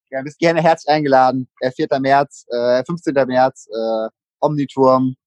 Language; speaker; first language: German; native; German